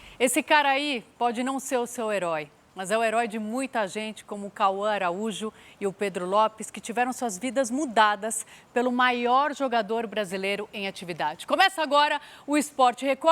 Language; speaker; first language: Portuguese; native; Portuguese